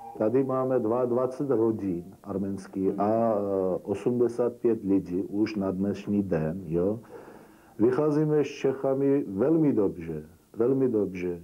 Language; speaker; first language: Czech; non-native, learner; Armenian